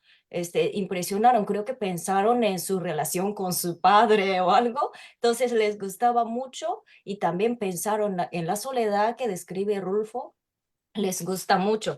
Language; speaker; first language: Spanish; non-native, fluent; Japanese